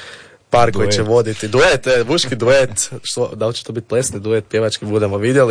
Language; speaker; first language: Serbian; native; Serbian